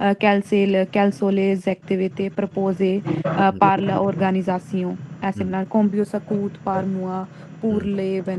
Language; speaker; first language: French; non-native, learner; Hindi